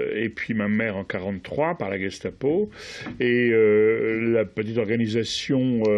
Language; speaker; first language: French; native; French